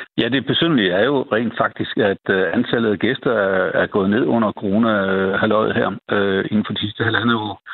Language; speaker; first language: Danish; native; Danish